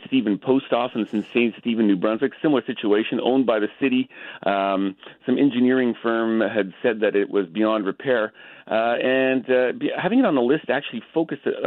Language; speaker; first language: English; native; English